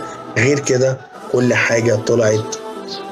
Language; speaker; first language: Arabic; native; Arabic